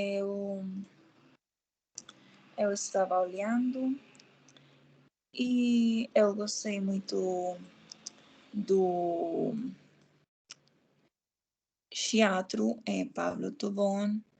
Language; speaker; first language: Portuguese; non-native, learner; Spanish